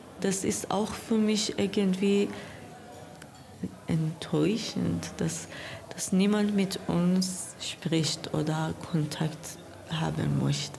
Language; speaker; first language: German; non-native, learner; Persian